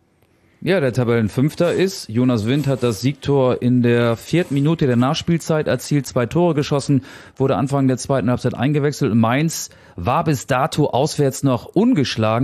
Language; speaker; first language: German; native; German